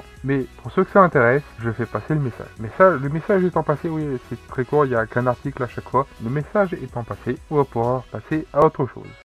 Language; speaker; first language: French; native; French